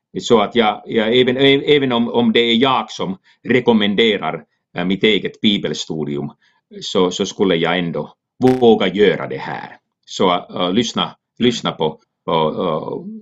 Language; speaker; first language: Swedish; non-native, local second language; Finnish